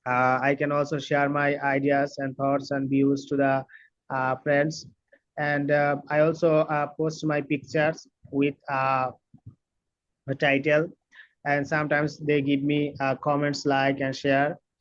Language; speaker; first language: English; non-native, learner; Bangla